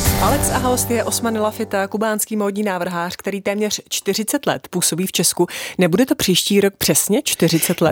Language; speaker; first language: Czech; native; Czech